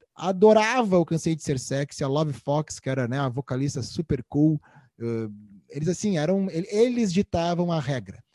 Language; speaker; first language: Portuguese; native; Portuguese